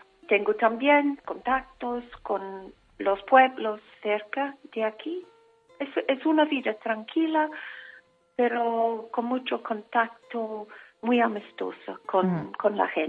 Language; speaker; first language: Spanish; non-native, fluent; English